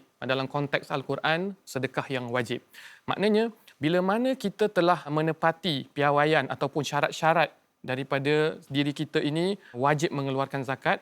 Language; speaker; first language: Malay; native; Malay